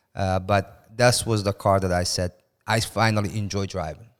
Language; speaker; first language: English; non-native, fluent; Persian